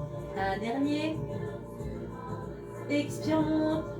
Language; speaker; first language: French; native; French